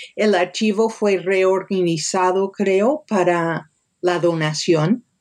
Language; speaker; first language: Spanish; non-native, fluent; English